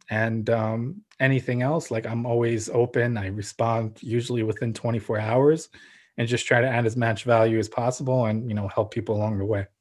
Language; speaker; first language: English; early bilingual, other home language; Ukrainian